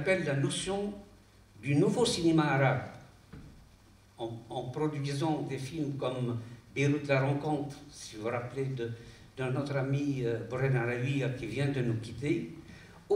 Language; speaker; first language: French; non-native, local second language; Arabic